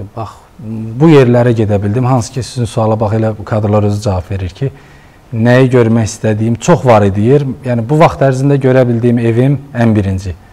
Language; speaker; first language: Azerbaijani; native; Azerbaijani